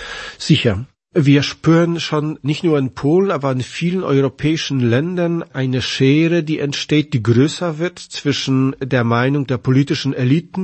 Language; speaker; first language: German; non-native, fluent; Polish